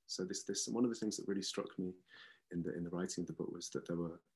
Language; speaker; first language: English; native; English